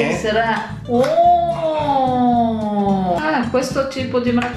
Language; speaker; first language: Italian; non-native, learner; Portuguese